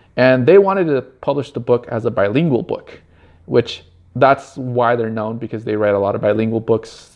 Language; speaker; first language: English; early bilingual, other home language; Spanish